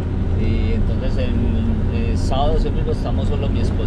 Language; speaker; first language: Spanish; native; Spanish